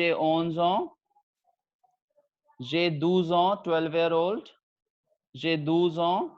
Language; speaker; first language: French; non-native, fluent; Hindi